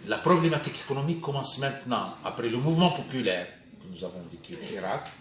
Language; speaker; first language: French; non-native, local second language; Arabic